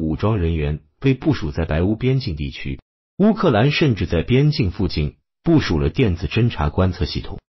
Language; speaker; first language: Chinese; native; Chinese